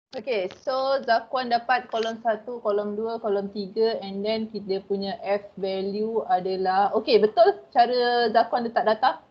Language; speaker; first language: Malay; native; Malay